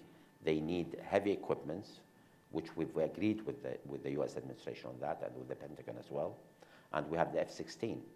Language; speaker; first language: English; non-native, fluent; Arabic